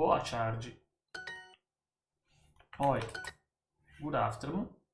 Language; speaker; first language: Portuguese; non-native, learner; Italian